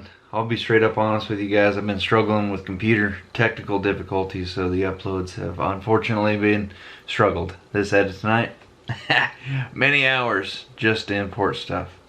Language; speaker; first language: English; native; English